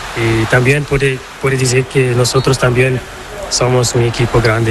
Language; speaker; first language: Spanish; non-native, learner; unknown